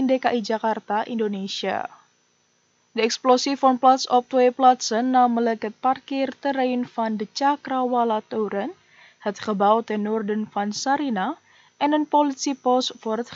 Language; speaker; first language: Dutch; non-native, fluent; Indonesian